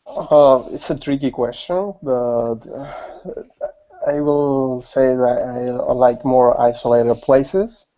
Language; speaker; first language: English; non-native, learner; Spanish